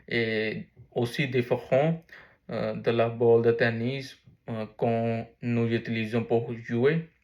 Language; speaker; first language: French; non-native, learner; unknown